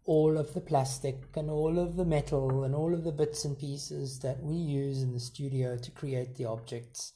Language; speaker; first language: English; native; English